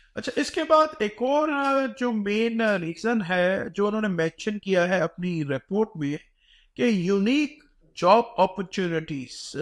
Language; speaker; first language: Urdu; native; Urdu